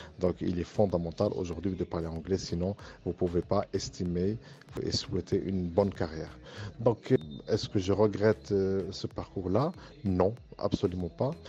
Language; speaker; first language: French; non-native, local second language; Arabic